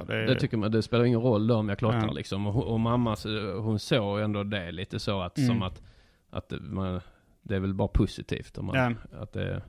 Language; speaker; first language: Swedish; native; Swedish